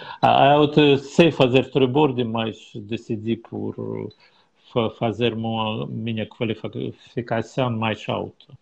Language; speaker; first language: Portuguese; non-native, learner; Russian